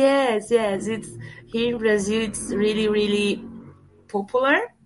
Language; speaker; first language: English; non-native, learner; Portuguese